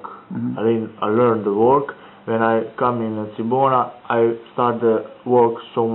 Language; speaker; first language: English; non-native, learner; Croatian